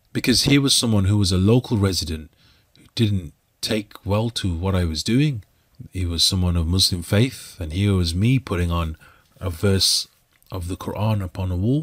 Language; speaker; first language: English; native; English